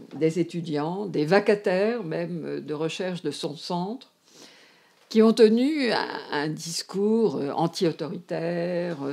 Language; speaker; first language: French; native; French